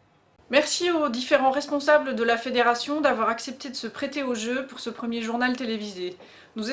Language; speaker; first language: French; native; French